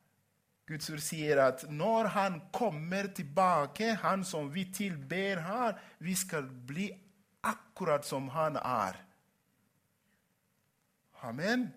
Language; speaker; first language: Norwegian; non-native, fluent; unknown